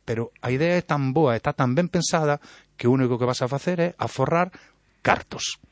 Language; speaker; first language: Galician; non-native, local second language; Spanish